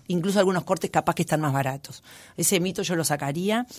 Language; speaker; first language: Spanish; native; Spanish